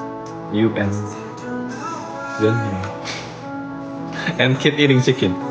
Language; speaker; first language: English; non-native, learner; Korean